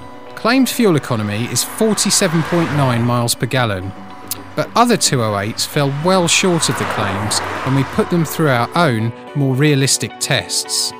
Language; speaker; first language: English; native; English